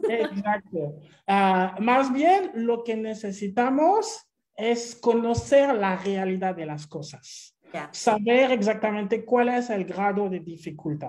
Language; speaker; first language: Spanish; non-native, fluent; French